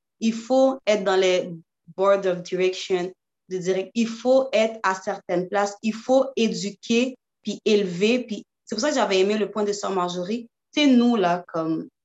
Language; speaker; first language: French; early bilingual, other home language; Haitian Creole